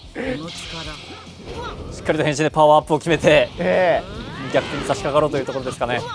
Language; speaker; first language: Japanese; native; Japanese